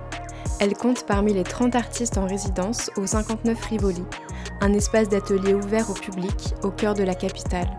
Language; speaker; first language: French; native; French